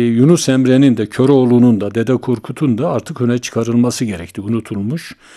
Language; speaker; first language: Turkish; native; Turkish